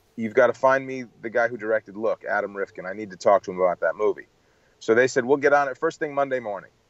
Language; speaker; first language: English; native; English